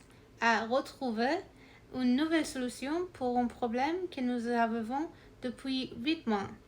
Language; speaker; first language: French; non-native, learner; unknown